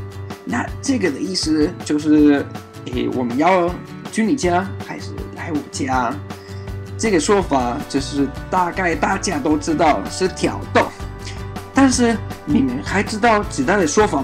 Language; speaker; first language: Chinese; non-native, fluent; Spanish